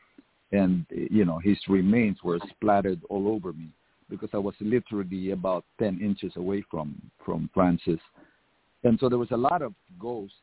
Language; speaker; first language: English; non-native, local second language; Filipino